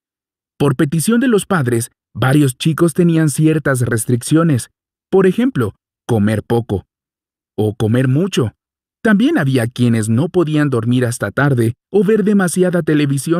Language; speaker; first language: Spanish; native; Spanish